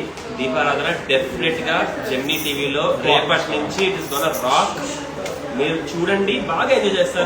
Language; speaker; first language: Telugu; native; Telugu